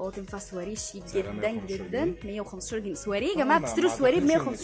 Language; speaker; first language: Arabic; native; Arabic